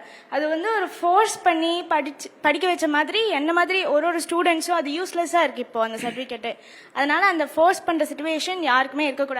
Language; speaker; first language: Tamil; native; Tamil